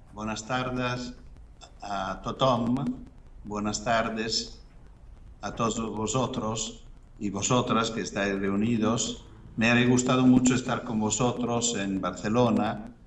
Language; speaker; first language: Spanish; non-native, fluent; Italian